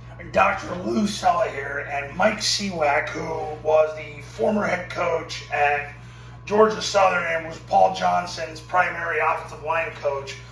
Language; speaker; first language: English; native; English